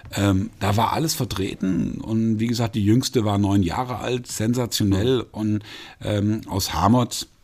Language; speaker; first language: German; native; German